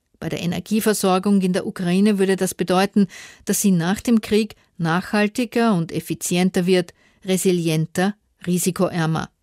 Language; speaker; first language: German; native; German